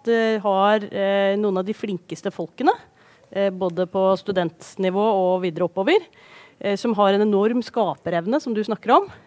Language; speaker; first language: Norwegian; native; Norwegian